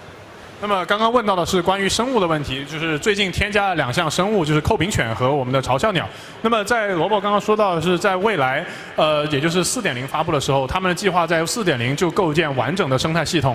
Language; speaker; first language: Chinese; native; Chinese